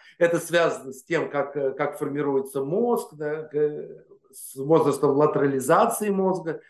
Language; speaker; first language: Russian; native; Russian